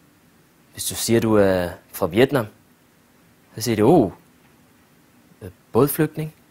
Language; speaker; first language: Danish; early bilingual, other home language; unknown